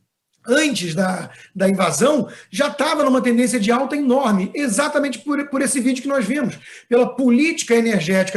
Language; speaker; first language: Portuguese; native; Portuguese